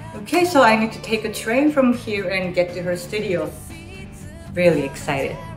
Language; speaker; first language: English; non-native, fluent; Japanese